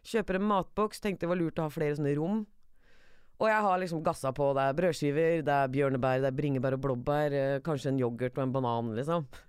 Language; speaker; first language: Norwegian; early bilingual, other home language; Persian